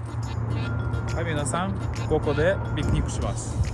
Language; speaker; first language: Japanese; non-native, learner; Russian